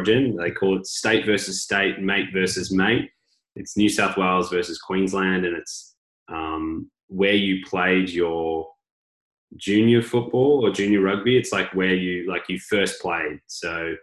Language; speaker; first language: English; native; English